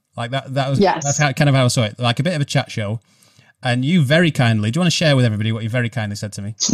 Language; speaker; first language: English; native; English